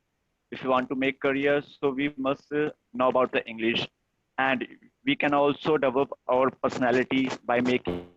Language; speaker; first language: English; non-native, learner; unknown